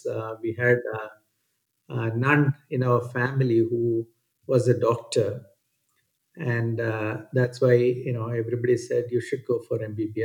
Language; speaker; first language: English; non-native, local second language; Malayalam